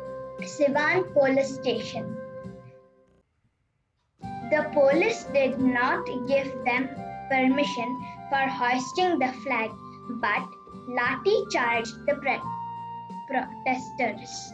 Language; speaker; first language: English; non-native, local second language; Kannada